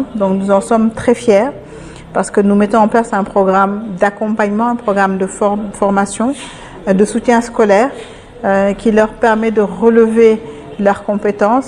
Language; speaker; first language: French; non-native, local second language; Wolof